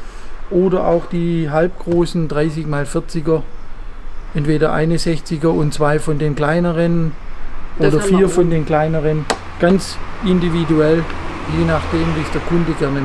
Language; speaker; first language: German; native; German